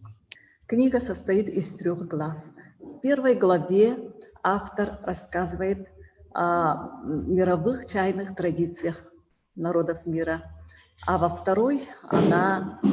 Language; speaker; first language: Russian; native; Russian